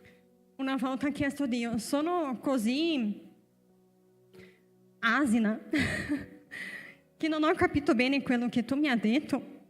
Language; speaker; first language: Italian; non-native, fluent; Portuguese